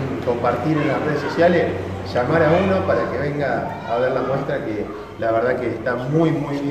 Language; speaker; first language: Spanish; native; Spanish